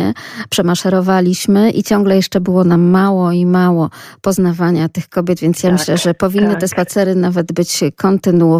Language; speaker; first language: Polish; native; Polish